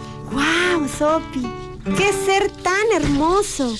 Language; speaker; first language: Spanish; native; Spanish